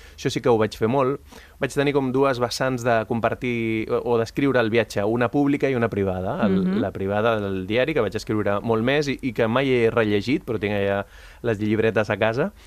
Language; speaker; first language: Catalan; early bilingual, other home language; Spanish